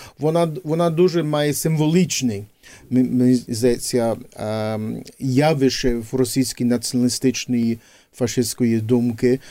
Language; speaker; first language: Ukrainian; early bilingual, heritage; English